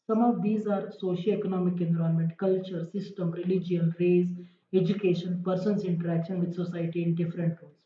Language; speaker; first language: English; non-native, local second language; Kannada